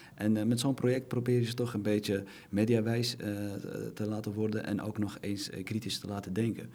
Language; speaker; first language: Dutch; early bilingual, other home language; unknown